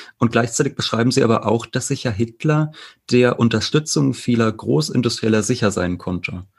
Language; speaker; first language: German; native; German